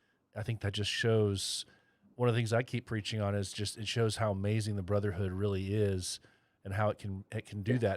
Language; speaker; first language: English; native; English